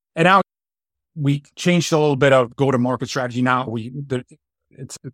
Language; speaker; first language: English; non-native, fluent; German